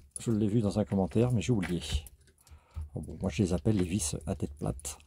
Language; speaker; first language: French; native; French